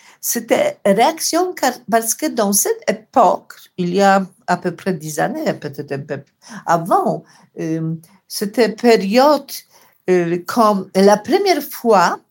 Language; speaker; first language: French; non-native, learner; Polish